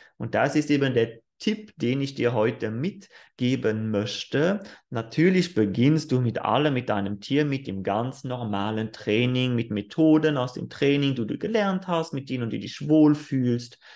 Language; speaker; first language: German; non-native, fluent; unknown